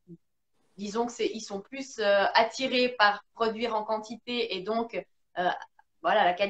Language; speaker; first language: French; native; French